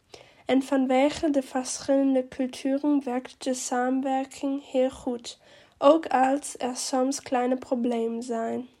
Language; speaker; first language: Dutch; non-native, learner; German